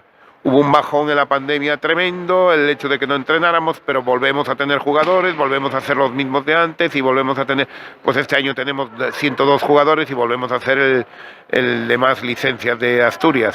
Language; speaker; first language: Spanish; native; Spanish